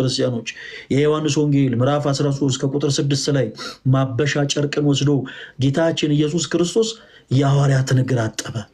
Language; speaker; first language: Amharic; native; Amharic